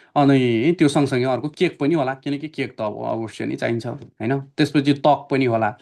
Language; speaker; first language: Nepali; native; Nepali